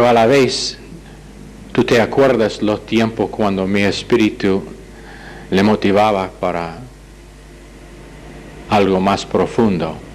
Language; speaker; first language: Spanish; non-native, fluent; English